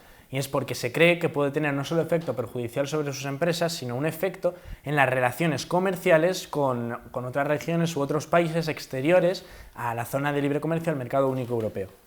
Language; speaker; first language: Spanish; native; Spanish